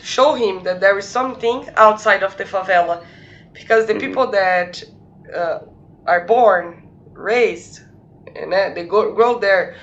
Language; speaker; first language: English; non-native, fluent; Portuguese